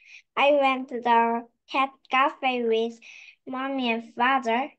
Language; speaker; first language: English; non-native, learner; Korean